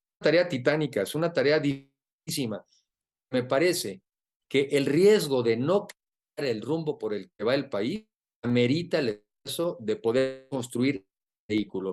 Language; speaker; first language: Spanish; native; Spanish